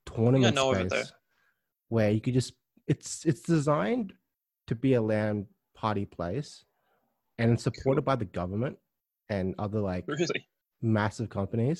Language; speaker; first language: English; native; English